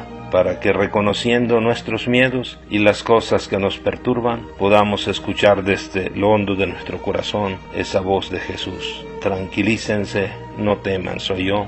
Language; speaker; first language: Spanish; native; Spanish